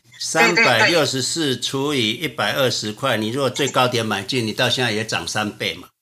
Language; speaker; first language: Chinese; native; Chinese